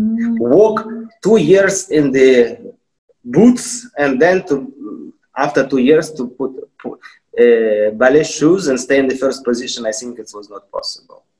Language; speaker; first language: English; non-native, fluent; Russian